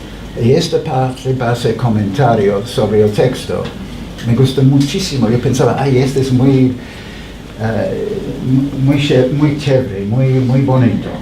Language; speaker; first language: Spanish; non-native, fluent; English